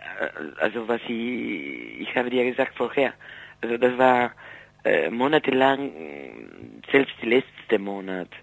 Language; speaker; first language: German; non-native, fluent; Spanish